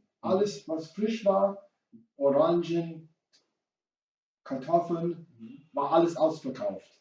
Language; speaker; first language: German; non-native, fluent; English